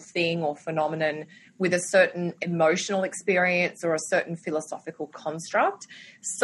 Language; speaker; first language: English; native; English